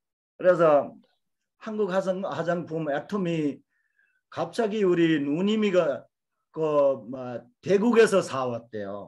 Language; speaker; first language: Korean; non-native, fluent; Bangla